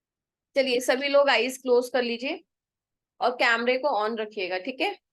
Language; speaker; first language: Hindi; native; Hindi